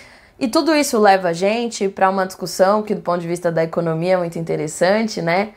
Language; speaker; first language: Portuguese; native; Portuguese